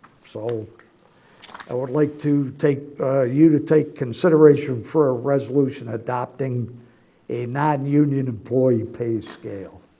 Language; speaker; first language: English; native; English